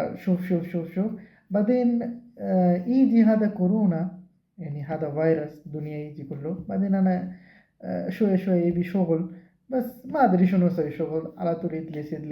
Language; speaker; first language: Arabic; non-native, learner; Bangla